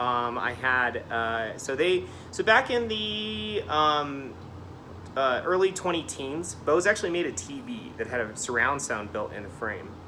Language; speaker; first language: English; native; English